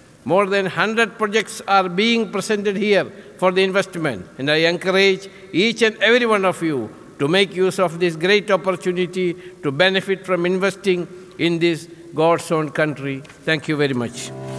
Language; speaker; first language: English; non-native, local second language; Malayalam